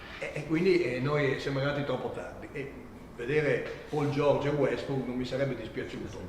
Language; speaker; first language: Italian; native; Italian